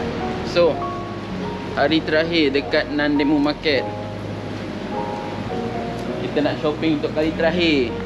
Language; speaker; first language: Malay; native; Malay